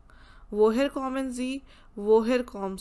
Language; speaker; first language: German; non-native, fluent; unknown